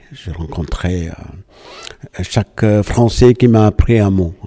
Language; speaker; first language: French; non-native, fluent; Malayalam